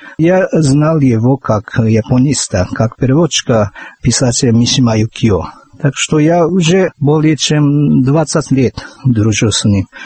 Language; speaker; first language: Russian; non-native, fluent; Japanese